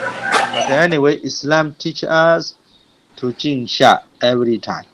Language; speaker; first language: English; non-native, fluent; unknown